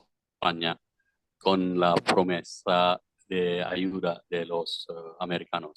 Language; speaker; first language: Spanish; non-native, fluent; Filipino